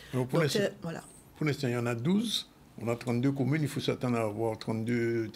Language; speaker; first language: French; native; French